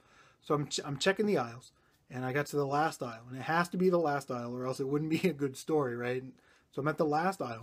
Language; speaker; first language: English; native; English